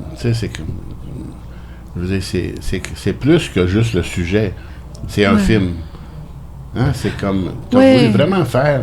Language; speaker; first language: French; native; French